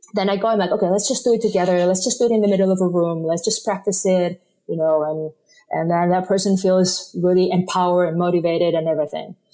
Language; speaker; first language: English; non-native, fluent; Spanish